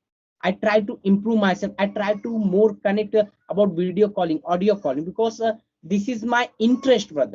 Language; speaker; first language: English; non-native, fluent; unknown